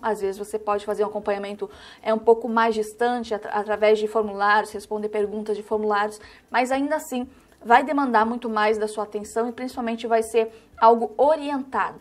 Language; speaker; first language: Portuguese; native; Portuguese